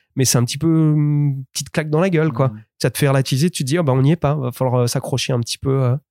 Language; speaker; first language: French; native; French